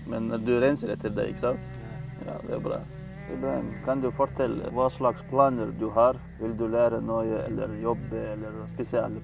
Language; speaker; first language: Norwegian; non-native, fluent; Chechen